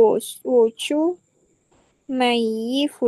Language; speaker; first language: Chinese; non-native, learner; Indonesian